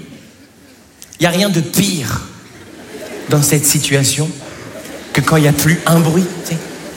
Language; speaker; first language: French; native; French